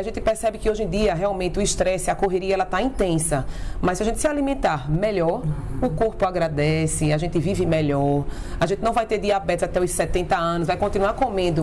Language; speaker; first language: Portuguese; native; Portuguese